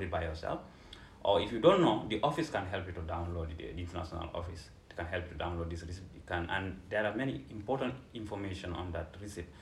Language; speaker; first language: English; non-native, local second language; Fula